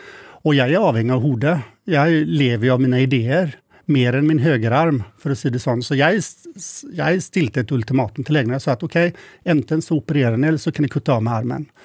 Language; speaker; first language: Swedish; native; Swedish